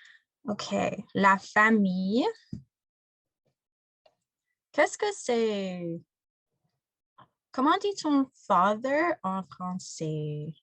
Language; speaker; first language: French; non-native, fluent; English